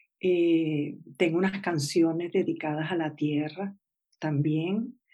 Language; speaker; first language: Spanish; native; Spanish